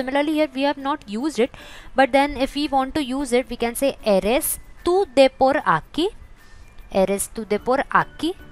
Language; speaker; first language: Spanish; non-native, fluent; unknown